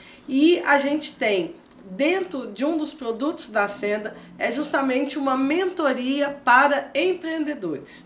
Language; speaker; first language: Portuguese; native; Portuguese